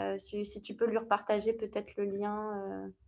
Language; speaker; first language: French; native; French